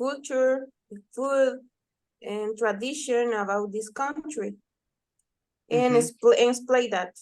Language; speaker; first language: English; non-native, learner; Spanish